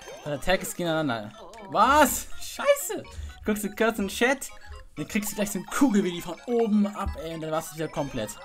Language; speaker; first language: German; native; German